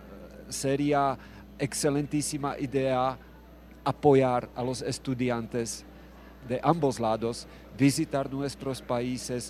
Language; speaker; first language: Spanish; non-native, fluent; Czech